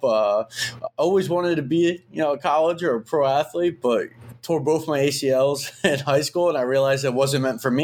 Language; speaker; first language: English; native; English